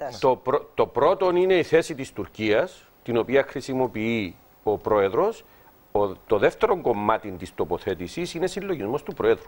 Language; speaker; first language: Greek; native; Greek